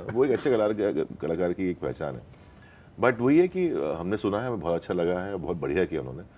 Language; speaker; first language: Hindi; non-native, local second language; Marathi